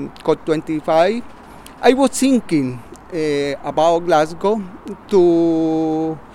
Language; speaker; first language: English; non-native, learner; Spanish